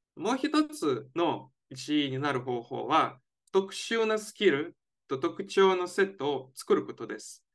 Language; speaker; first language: Japanese; non-native, fluent; Latvian